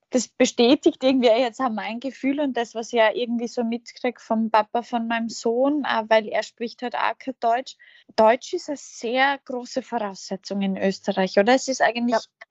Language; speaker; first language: German; native; German